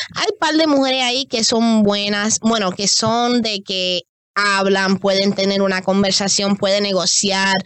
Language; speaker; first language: Spanish; early bilingual, heritage; Spanish